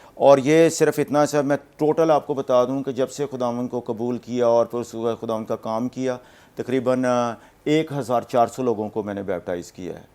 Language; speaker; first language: Urdu; non-native, local second language; Punjabi